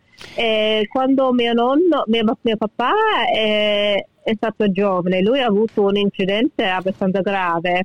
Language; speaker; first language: Italian; early bilingual, heritage; English